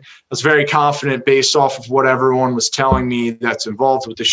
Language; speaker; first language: English; native; English